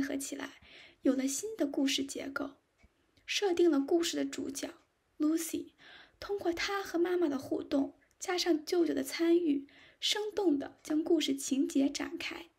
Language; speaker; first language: Chinese; early bilingual, heritage; Chinese